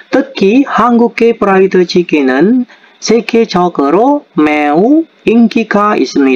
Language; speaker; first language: Korean; non-native, fluent; Indonesian